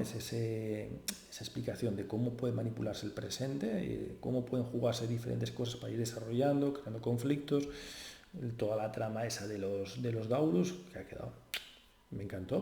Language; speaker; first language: Spanish; native; Spanish